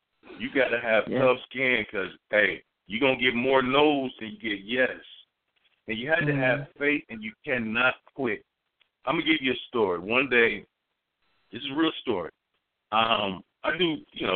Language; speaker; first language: English; native; English